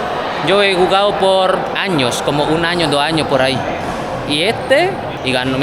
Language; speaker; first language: Spanish; non-native, fluent; Indonesian